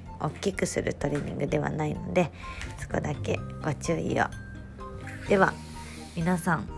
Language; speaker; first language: Japanese; native; Japanese